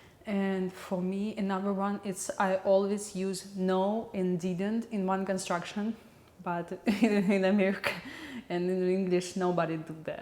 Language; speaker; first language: English; non-native, learner; Russian